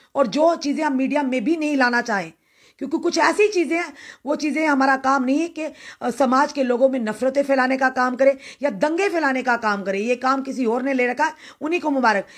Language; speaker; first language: Hindi; native; Hindi